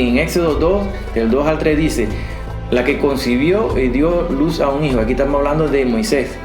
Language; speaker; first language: Spanish; native; Spanish